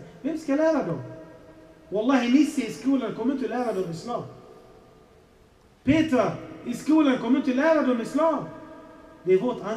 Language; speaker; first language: Swedish; non-native, fluent; Arabic